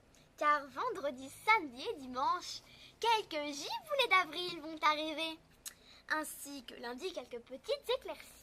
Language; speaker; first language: French; native; French